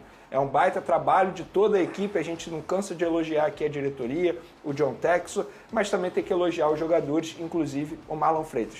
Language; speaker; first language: Portuguese; native; Portuguese